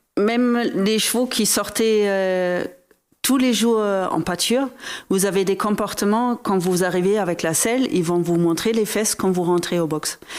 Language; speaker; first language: French; non-native, fluent; German